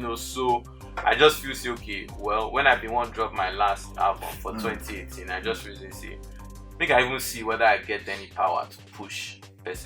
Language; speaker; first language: Nigerian Pidgin; non-native, local second language; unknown